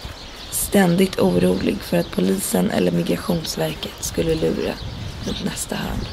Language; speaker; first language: Swedish; native; Swedish